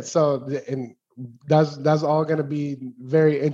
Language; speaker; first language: English; native; English